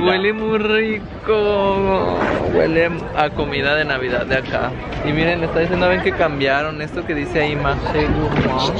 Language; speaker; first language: Spanish; native; Spanish